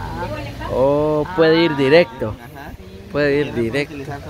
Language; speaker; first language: Spanish; native; Spanish